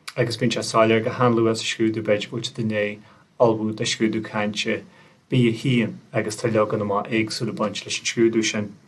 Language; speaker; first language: Irish; native; Irish